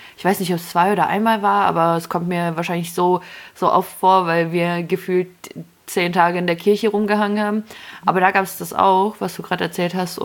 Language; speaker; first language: German; early bilingual, other home language; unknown